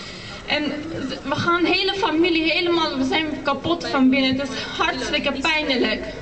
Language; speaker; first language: Dutch; early bilingual, other home language; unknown